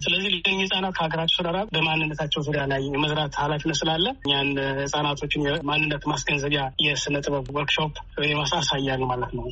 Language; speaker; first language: Amharic; native; Amharic